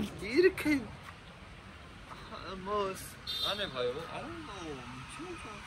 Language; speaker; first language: Korean; non-native, learner; Urdu